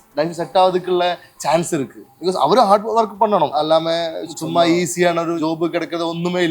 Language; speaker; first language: Tamil; non-native, learner; Malayalam